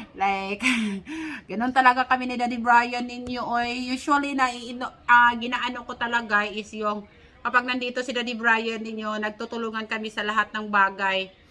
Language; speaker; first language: Filipino; non-native, local second language; Cebuano